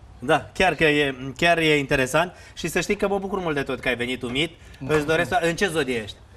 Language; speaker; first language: Romanian; native; Romanian